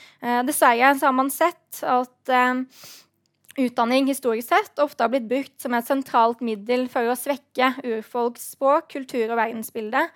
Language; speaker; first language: Norwegian; native; Norwegian